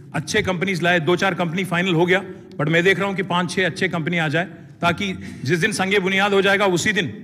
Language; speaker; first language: Hindi; non-native, local second language; Telugu